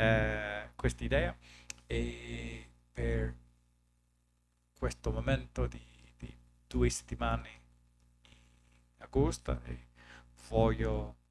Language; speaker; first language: Italian; non-native, learner; English